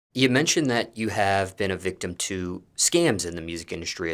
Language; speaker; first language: English; native; English